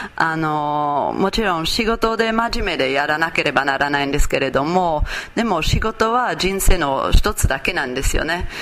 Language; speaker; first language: Japanese; non-native, fluent; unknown